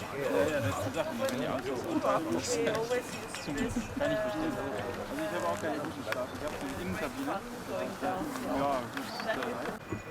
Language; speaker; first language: German; native; German